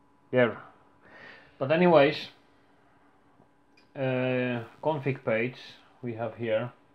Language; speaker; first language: English; non-native, fluent; Finnish